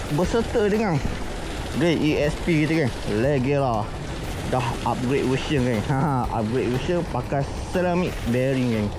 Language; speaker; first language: Malay; native; Malay